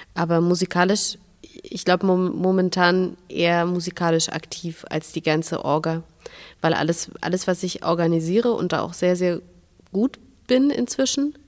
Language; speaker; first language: German; non-native, fluent; Belarusian